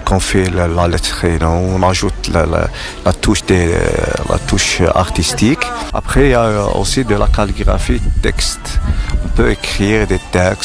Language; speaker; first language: French; non-native, local second language; Arabic